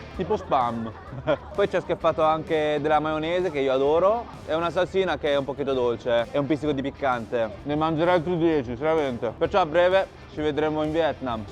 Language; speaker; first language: Italian; early bilingual, other home language; Chinese